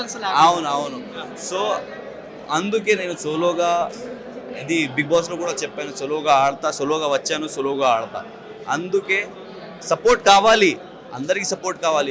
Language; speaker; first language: Telugu; non-native, learner; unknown